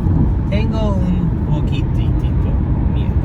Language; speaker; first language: Spanish; non-native, learner; English